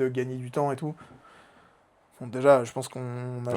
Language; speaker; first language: French; native; French